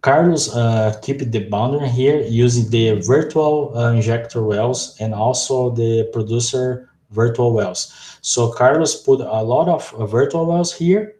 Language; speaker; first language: English; non-native, fluent; Portuguese